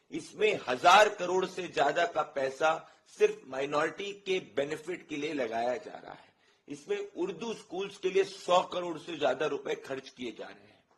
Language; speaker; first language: Hindi; native; Hindi